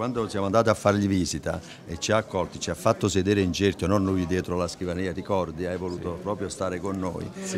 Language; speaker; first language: Italian; native; Italian